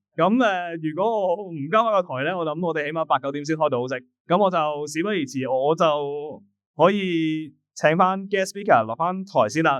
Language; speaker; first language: Cantonese; native; Cantonese